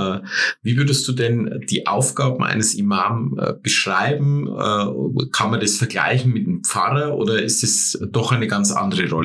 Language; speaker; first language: German; native; German